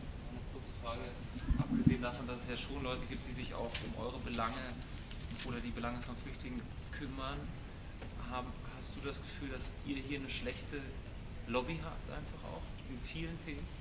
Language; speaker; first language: German; native; German